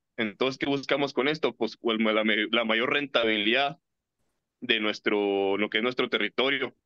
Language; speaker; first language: Spanish; native; Spanish